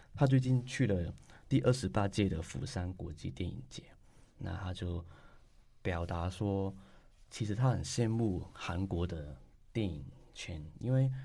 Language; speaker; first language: Chinese; non-native, local second language; Cantonese